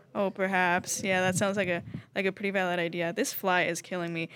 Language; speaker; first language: English; early bilingual, other home language; Spanish